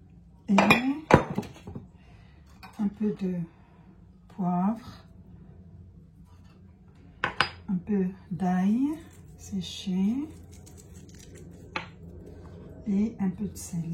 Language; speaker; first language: French; non-native, fluent; Arabic